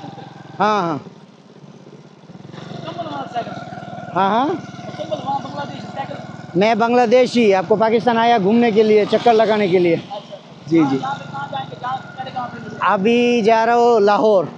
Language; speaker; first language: Hindi; non-native, learner; Bangla